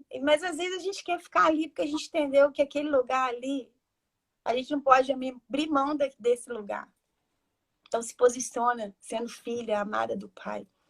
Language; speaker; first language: Portuguese; native; Portuguese